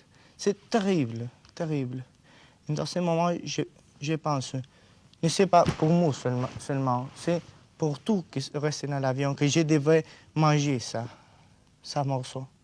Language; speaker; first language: French; non-native, learner; Spanish